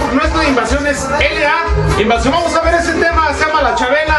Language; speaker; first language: Spanish; native; Spanish